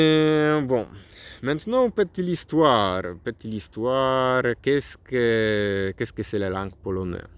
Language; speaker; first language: French; non-native, learner; Polish